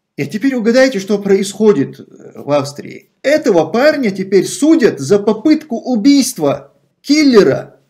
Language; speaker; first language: Russian; non-native, local second language; Chechen